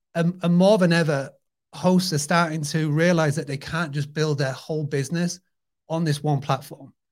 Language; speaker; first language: English; native; English